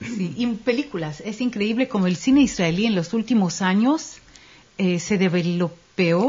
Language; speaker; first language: Spanish; non-native, fluent; Hebrew